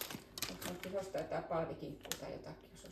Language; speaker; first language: Finnish; native; Finnish